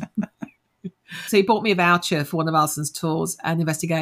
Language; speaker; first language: English; native; English